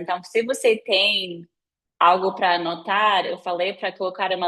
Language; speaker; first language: Portuguese; non-native, fluent; English